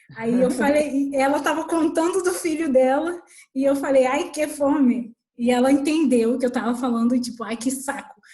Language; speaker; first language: Portuguese; native; Portuguese